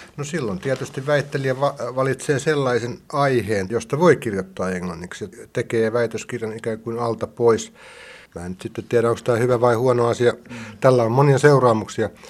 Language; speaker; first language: Finnish; native; Finnish